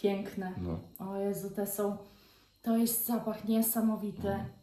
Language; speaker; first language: Polish; native; Polish